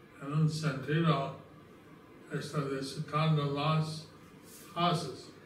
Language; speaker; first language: Spanish; non-native, learner; English